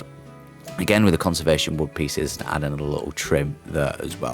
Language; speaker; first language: English; native; English